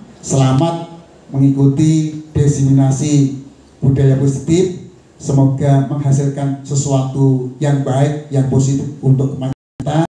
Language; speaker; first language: Indonesian; native; Indonesian